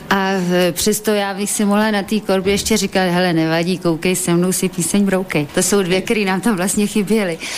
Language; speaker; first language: Czech; native; Czech